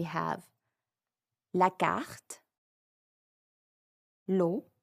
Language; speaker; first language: French; non-native, fluent; English